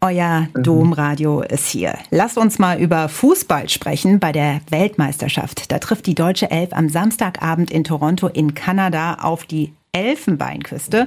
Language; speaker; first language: German; native; German